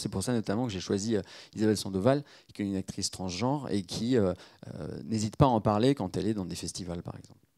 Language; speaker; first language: French; native; French